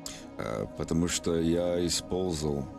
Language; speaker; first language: Russian; non-native, learner; English